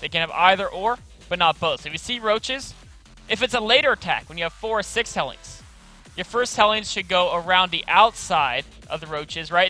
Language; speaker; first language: English; native; English